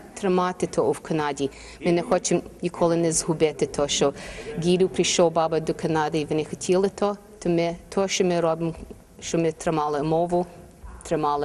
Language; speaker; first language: Ukrainian; early bilingual, heritage; English